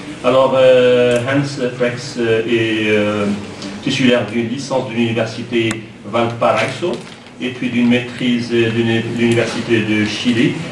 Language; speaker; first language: French; non-native, local second language; Arabic